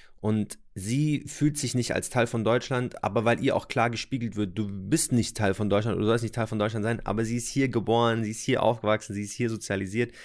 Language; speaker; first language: German; native; German